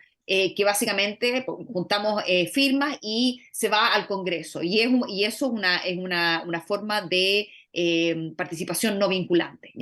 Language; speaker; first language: Spanish; native; Spanish